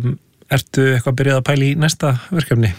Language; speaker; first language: Icelandic; native; Icelandic